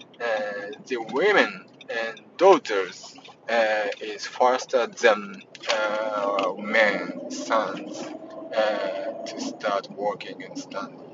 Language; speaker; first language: English; non-native, learner; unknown